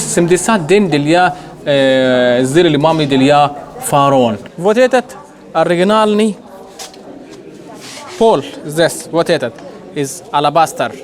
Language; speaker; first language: Russian; non-native, learner; Arabic